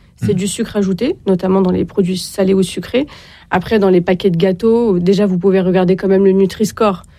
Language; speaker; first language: French; native; French